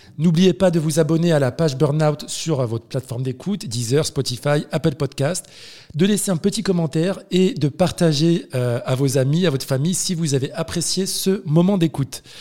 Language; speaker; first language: French; early bilingual, other home language; Arabic